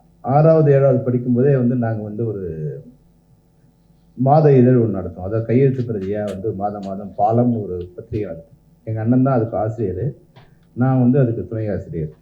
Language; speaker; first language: Tamil; native; Tamil